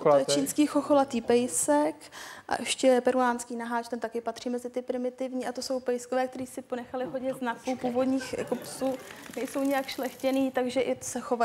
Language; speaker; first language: Czech; native; Czech